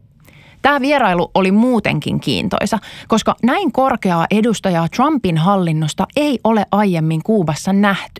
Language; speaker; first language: Finnish; native; Finnish